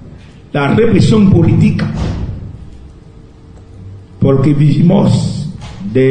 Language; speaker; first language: Spanish; non-native, local second language; Haitian Creole